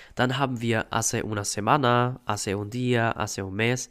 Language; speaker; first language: Spanish; non-native, fluent; German